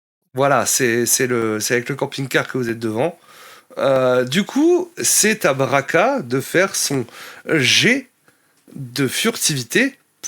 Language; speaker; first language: French; native; French